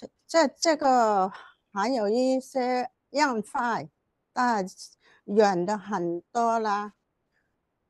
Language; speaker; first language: Chinese; non-native, local second language; Cantonese